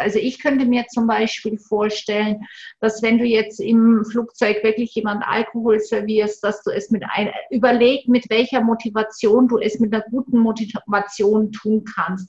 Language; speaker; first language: German; native; German